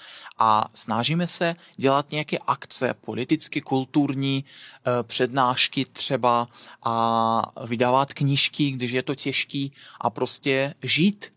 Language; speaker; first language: Czech; non-native, fluent; Belarusian